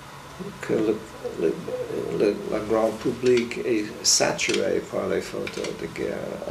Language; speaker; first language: French; non-native, fluent; English